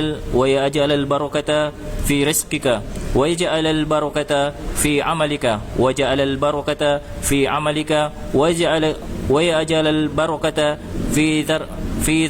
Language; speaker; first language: Arabic; non-native, learner; Indonesian